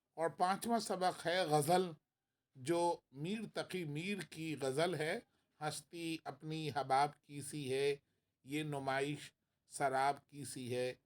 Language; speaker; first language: Urdu; native; Urdu